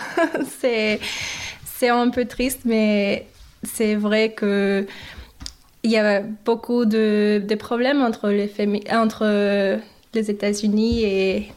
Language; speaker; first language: French; non-native, fluent; English